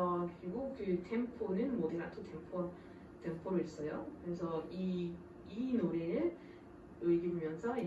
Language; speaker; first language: Korean; non-native, fluent; French